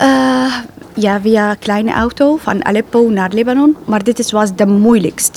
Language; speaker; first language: Dutch; non-native, learner; Arabic